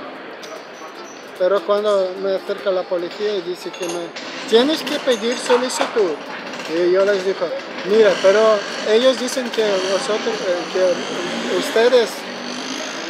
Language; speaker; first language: Spanish; non-native, learner; Ukrainian